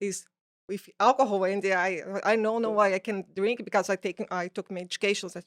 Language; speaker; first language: English; non-native, learner; Portuguese